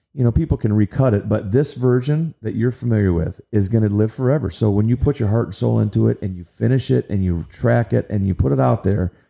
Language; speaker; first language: English; native; English